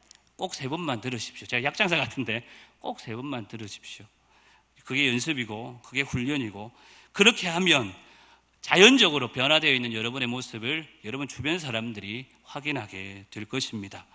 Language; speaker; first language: Korean; native; Korean